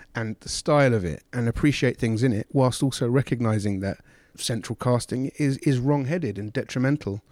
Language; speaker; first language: English; native; English